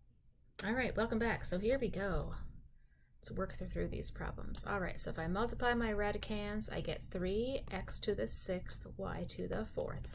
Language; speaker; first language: English; native; English